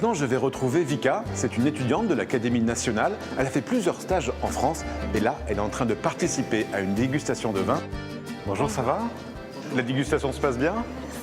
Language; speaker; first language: French; native; French